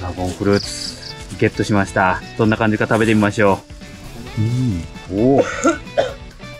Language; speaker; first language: Japanese; native; Japanese